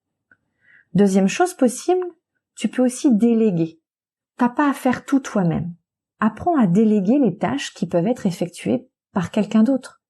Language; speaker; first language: French; native; French